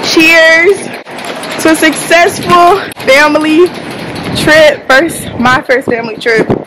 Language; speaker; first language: English; native; English